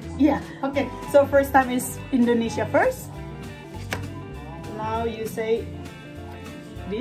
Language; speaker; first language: English; non-native, learner; Indonesian